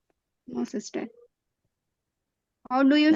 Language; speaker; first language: English; non-native, learner; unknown